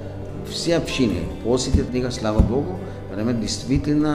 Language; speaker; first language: Russian; non-native, fluent; Hebrew